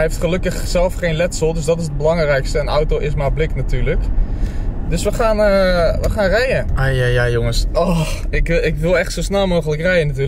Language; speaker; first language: Dutch; native; Dutch